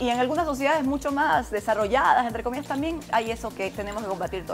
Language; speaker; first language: Spanish; native; Spanish